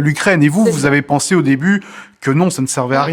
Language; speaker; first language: French; native; French